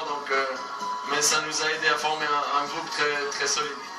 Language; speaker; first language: French; non-native, local second language; German